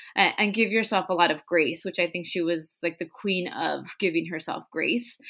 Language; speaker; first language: English; non-native, fluent; Spanish